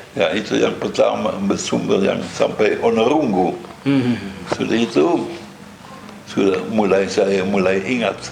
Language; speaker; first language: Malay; non-native, fluent; Dutch